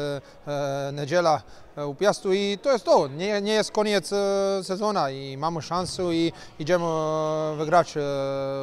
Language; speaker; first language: Polish; non-native, learner; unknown